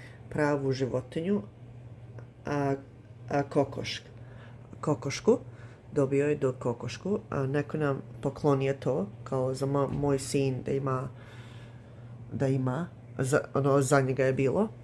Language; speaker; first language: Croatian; early bilingual, heritage; Croatian